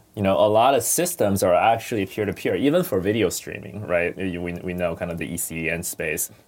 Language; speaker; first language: English; non-native, fluent; Chinese